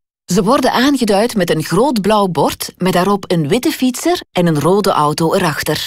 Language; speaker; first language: Dutch; native; Dutch